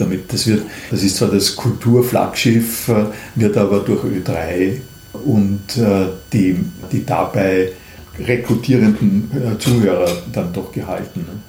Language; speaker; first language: German; native; German